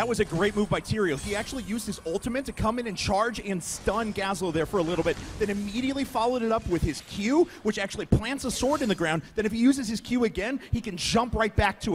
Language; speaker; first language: English; native; English